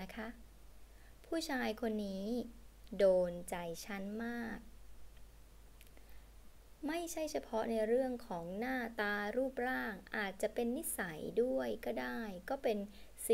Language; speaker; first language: Thai; native; Thai